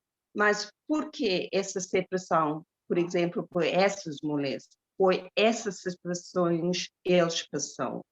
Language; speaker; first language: Portuguese; non-native, fluent; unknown